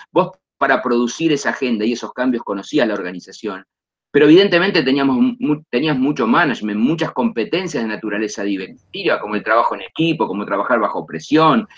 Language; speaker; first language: Spanish; native; Spanish